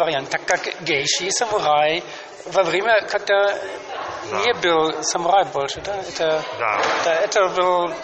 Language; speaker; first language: Russian; non-native, learner; German